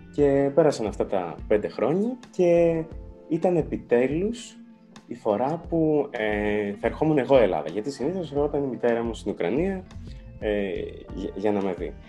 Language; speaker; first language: Greek; early bilingual, other home language; Ukrainian